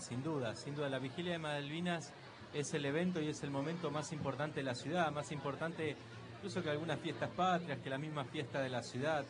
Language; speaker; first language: Spanish; native; Spanish